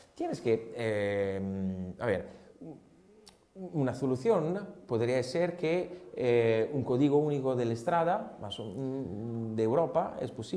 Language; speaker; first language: Spanish; non-native, learner; Italian